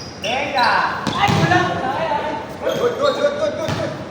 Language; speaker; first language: Filipino; native; Filipino